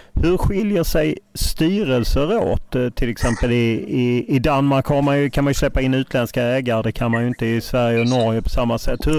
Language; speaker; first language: Swedish; native; Swedish